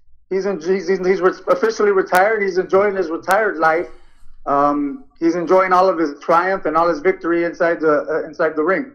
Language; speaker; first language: English; early bilingual, other home language; Spanish